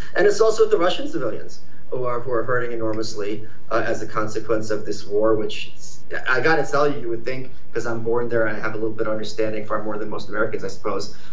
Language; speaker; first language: English; early bilingual, other home language; Ukrainian